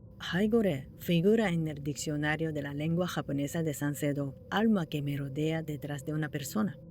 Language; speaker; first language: Spanish; non-native, fluent; Japanese